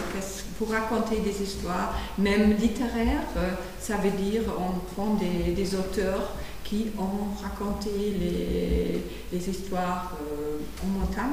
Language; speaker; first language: French; non-native, fluent; German